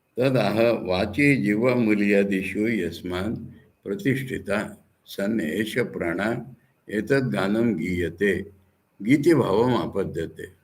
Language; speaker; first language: Hindi; non-native, local second language; Bangla